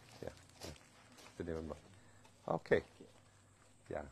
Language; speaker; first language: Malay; non-native, local second language; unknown